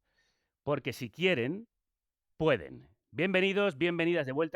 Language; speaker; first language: Spanish; native; Spanish